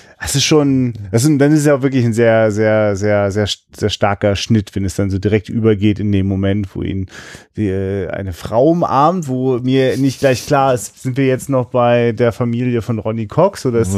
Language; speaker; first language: German; native; German